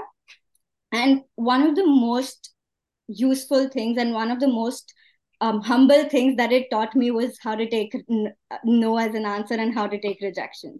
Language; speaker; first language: English; non-native, local second language; Hindi